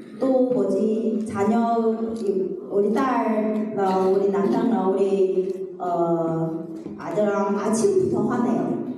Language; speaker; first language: Korean; non-native, learner; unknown